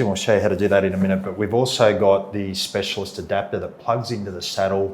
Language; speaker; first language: English; native; English